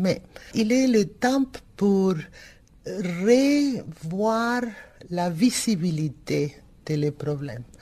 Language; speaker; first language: French; non-native, fluent; Spanish